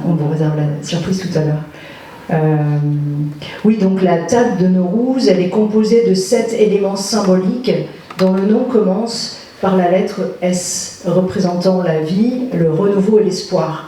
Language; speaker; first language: French; native; French